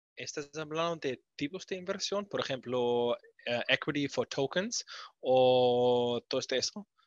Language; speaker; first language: Spanish; non-native, learner; English